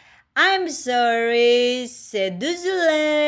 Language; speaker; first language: French; non-native, learner; Filipino